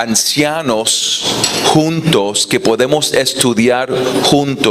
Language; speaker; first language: Spanish; non-native, fluent; English